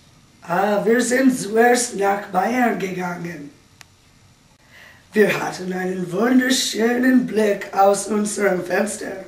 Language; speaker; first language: German; non-native, learner; English